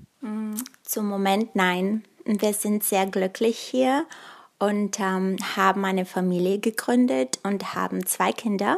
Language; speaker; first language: German; early bilingual, other home language; Bulgarian